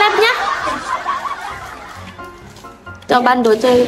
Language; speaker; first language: Vietnamese; non-native, learner; Indonesian